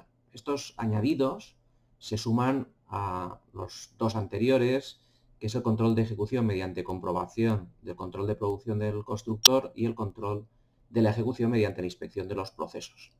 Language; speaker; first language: Spanish; native; Spanish